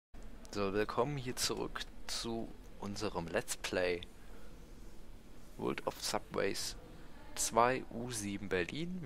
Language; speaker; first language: German; native; German